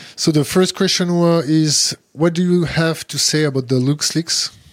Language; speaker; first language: English; non-native, learner; French